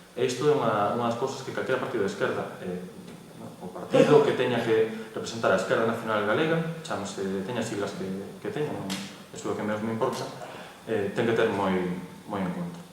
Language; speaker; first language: Galician; non-native, local second language; Spanish